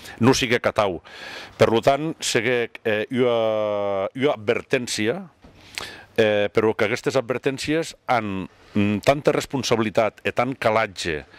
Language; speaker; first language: Catalan; non-native, local second language; Occitan